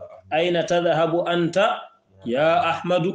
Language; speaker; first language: Arabic; non-native, learner; Fula